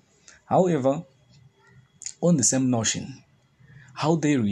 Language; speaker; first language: English; non-native, local second language; Shona